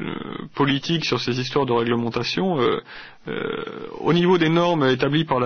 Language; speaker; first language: French; native; French